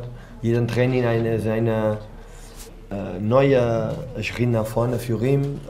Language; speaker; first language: German; non-native, learner; Spanish